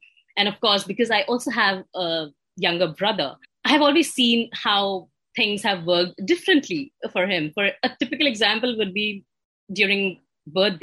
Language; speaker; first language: English; non-native, local second language; Hindi